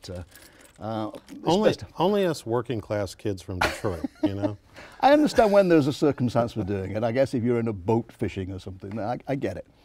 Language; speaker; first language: English; native; English